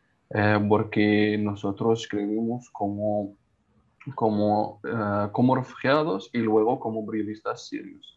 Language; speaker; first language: Spanish; non-native, learner; Arabic